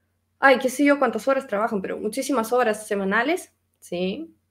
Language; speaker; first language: Spanish; non-native, fluent; Russian